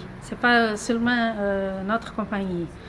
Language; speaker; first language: French; non-native, fluent; Portuguese